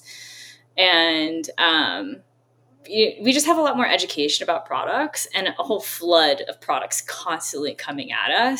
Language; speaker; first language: English; native; English